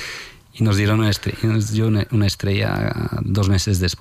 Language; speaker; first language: Spanish; non-native, fluent; French